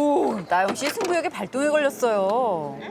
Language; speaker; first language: Korean; native; Korean